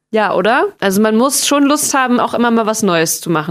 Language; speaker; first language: German; native; German